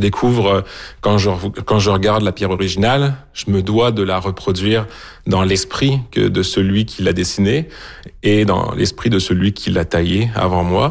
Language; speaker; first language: French; native; French